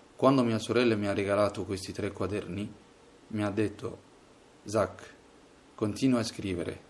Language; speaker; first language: Italian; non-native, fluent; Somali